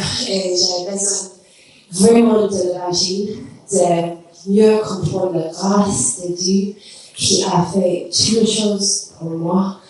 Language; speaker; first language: French; non-native, learner; English